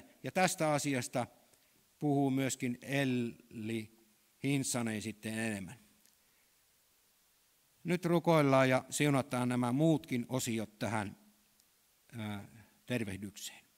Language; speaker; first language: Finnish; native; Finnish